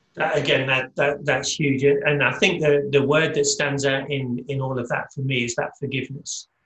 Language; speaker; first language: English; native; English